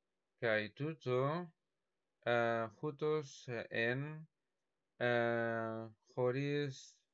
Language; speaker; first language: Greek; non-native, learner; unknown